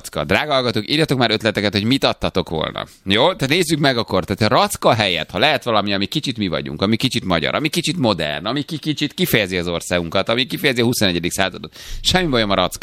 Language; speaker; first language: Hungarian; native; Hungarian